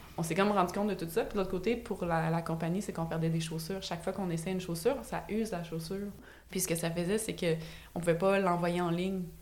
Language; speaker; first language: French; native; French